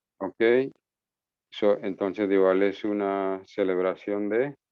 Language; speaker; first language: Spanish; non-native, fluent; English